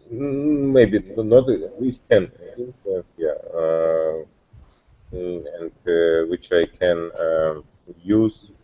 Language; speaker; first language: English; non-native, learner; Russian